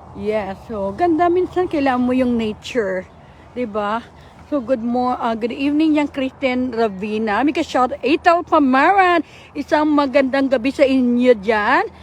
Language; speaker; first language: Filipino; native; Filipino